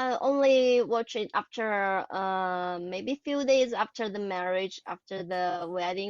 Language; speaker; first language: English; non-native, learner; Chinese